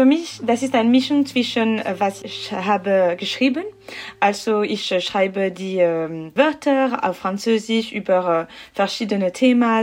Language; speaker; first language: German; non-native, learner; French